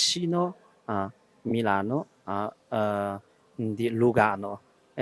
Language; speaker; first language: Italian; non-native, learner; Chinese